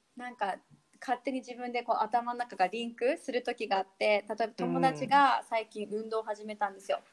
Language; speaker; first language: Japanese; native; Japanese